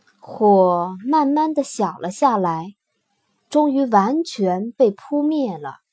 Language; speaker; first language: Chinese; native; Chinese